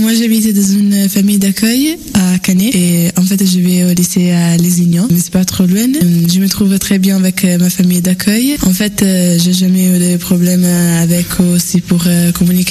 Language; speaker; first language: French; non-native, fluent; Italian